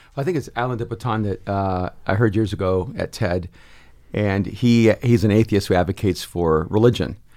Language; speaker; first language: English; early bilingual, other home language; Spanish